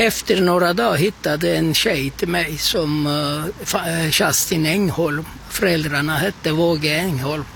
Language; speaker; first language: Swedish; non-native, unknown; Turkish